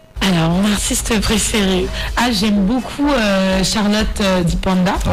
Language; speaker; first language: French; non-native, local second language; Mandingo